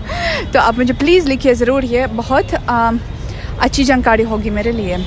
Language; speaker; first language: Hindi; non-native, fluent; Russian